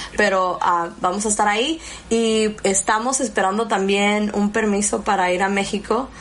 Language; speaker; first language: Spanish; early bilingual, heritage; Spanish